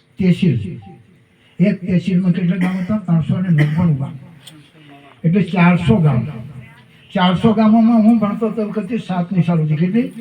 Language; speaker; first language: Gujarati; non-native, local second language; Bhili